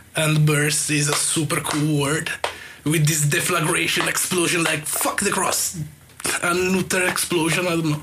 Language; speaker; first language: English; non-native, fluent; Italian